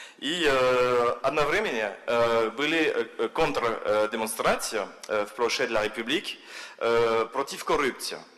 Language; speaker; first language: Russian; non-native, fluent; French